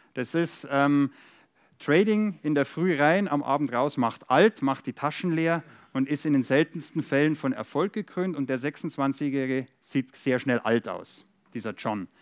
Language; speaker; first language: German; native; German